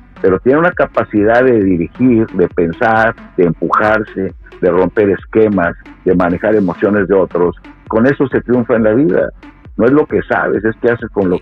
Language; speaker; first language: Spanish; native; Spanish